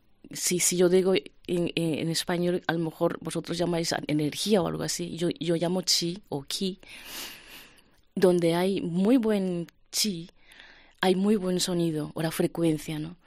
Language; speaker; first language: Spanish; non-native, fluent; Japanese